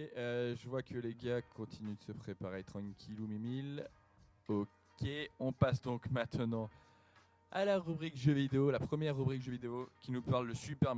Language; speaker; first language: French; native; French